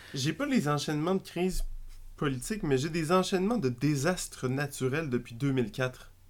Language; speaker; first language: French; native; French